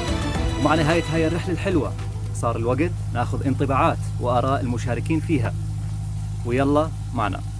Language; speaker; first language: Arabic; native; Arabic